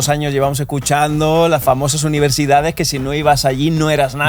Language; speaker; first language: Spanish; native; Spanish